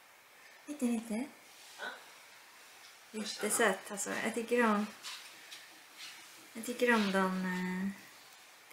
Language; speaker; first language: Swedish; non-native, learner; Japanese